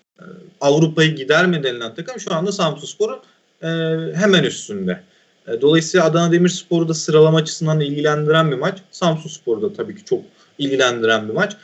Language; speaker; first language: Turkish; native; Turkish